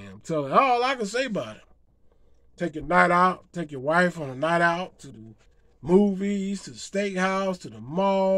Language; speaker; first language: English; native; English